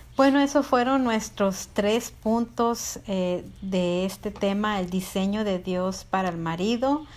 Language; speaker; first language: Spanish; early bilingual, heritage; Spanish